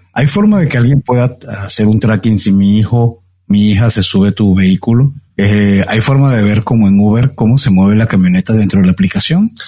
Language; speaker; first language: Spanish; native; Spanish